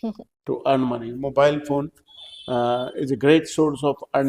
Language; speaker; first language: English; non-native, local second language; Hindi